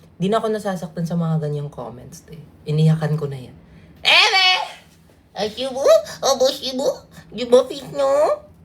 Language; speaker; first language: Filipino; non-native, local second language; Cebuano